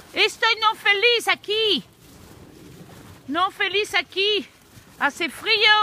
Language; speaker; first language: Spanish; non-native, learner; English